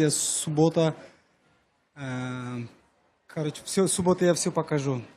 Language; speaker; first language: Russian; non-native, learner; Uzbek